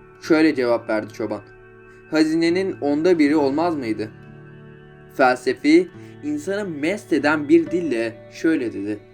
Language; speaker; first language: Turkish; native; Turkish